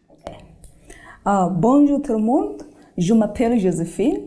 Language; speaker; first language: French; non-native, learner; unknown